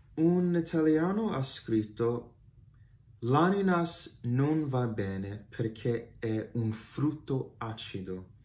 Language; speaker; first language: Italian; non-native, fluent; English